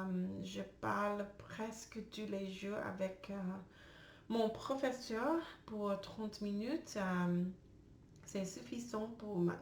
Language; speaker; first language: French; non-native, learner; English